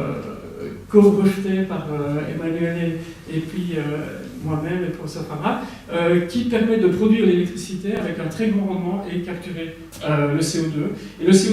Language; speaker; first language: French; native; French